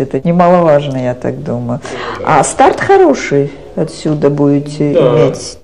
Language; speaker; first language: Russian; native; Russian